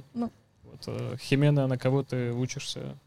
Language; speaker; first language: Russian; native; Russian